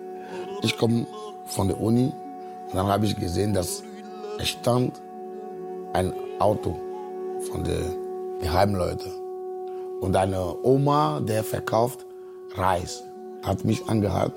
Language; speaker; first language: German; non-native, fluent; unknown